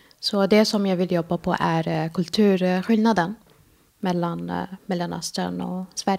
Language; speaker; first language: Swedish; non-native, fluent; Arabic